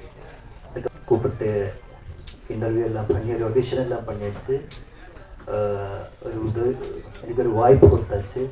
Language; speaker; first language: Tamil; non-native, learner; Malayalam